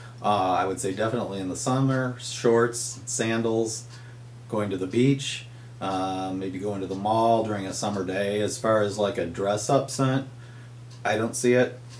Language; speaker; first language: English; native; English